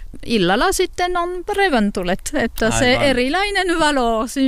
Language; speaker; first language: Finnish; non-native, learner; French